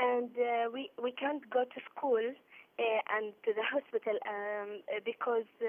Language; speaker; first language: English; non-native, learner; Arabic